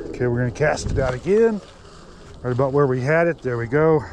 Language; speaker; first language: English; native; English